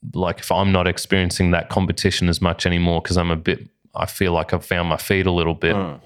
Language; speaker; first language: English; native; English